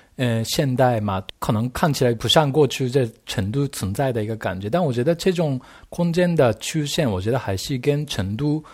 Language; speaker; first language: Chinese; non-native, fluent; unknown